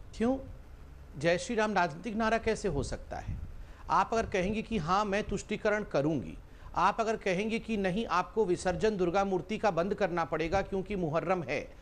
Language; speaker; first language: Hindi; native; Hindi